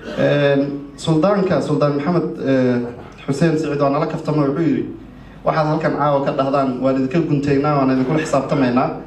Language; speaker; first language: Somali; native; Somali